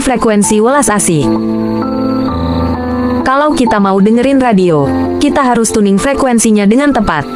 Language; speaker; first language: Indonesian; native; Indonesian